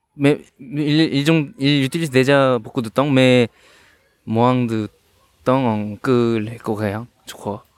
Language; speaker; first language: French; non-native, learner; Korean